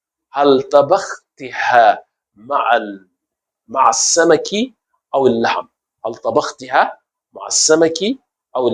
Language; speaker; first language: Arabic; non-native, fluent; Hausa